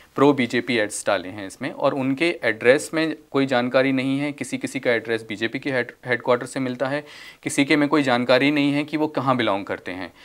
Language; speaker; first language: Hindi; native; Hindi